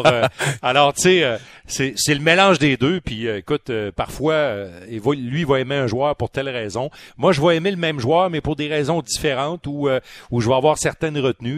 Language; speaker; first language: French; native; French